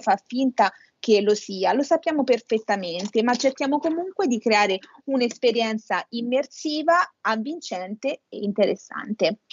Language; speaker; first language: Italian; native; Italian